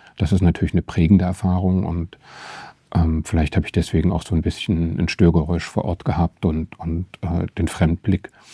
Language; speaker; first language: German; native; German